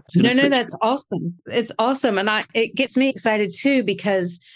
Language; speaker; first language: English; native; English